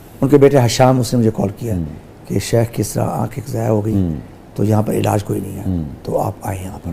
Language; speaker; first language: Urdu; native; Urdu